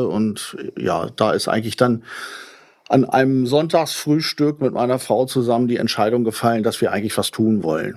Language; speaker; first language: German; native; German